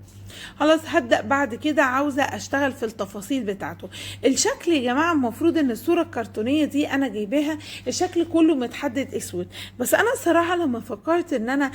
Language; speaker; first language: Arabic; native; Arabic